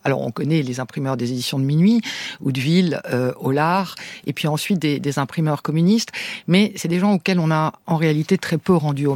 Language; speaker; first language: French; native; French